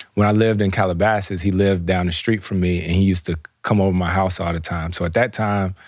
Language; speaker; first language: English; native; English